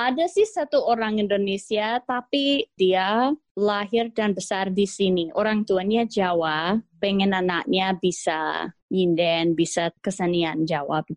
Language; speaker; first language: Indonesian; non-native, fluent; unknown